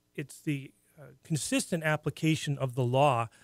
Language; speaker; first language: English; native; English